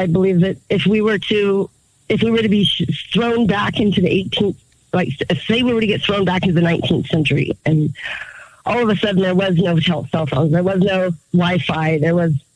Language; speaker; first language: English; native; English